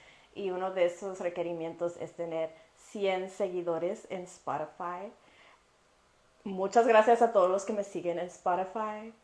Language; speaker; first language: Spanish; early bilingual, heritage; Spanish